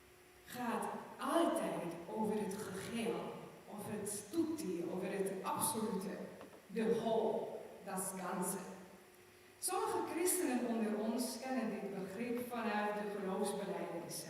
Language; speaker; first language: Dutch; non-native, fluent; German